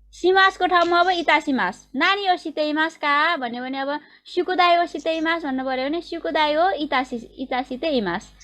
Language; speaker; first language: Nepali; native; Nepali